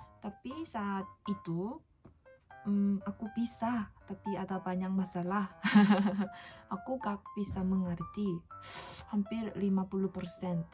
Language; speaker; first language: Indonesian; non-native, learner; Korean